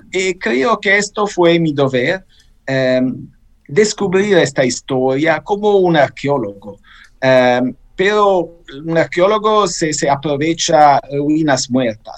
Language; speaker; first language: Spanish; non-native, fluent; Italian